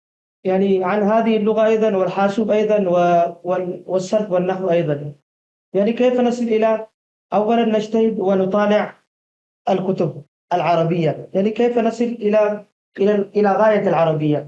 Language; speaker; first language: Arabic; non-native, fluent; Urdu